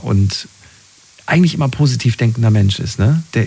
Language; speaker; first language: German; native; German